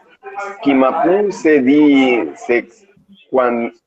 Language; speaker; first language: French; non-native, learner; Spanish